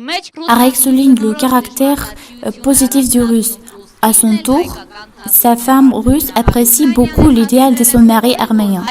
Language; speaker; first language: French; non-native, fluent; Armenian